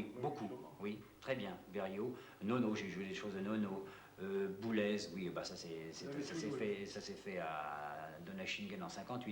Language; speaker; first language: French; native; French